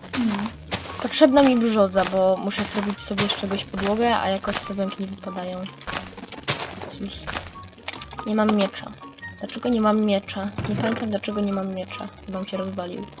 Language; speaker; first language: Polish; native; Polish